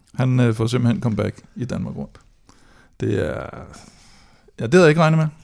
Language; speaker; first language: Danish; native; Danish